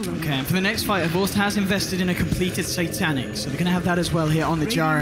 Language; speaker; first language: English; native; English